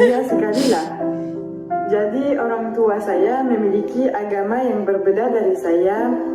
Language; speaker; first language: Indonesian; non-native, fluent; French